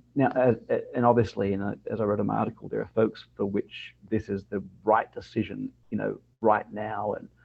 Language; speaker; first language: English; native; English